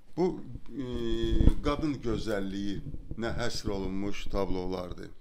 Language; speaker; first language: Azerbaijani; native; Azerbaijani